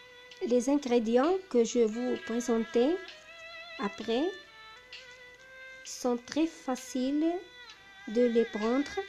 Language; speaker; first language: French; non-native, local second language; Arabic